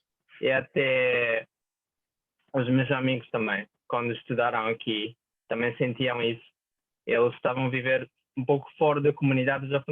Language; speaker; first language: Portuguese; non-native, fluent; Japanese